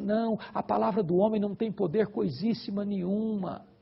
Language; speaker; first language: Portuguese; native; Portuguese